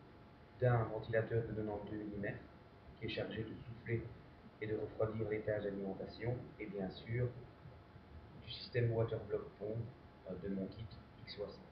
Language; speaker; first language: French; native; French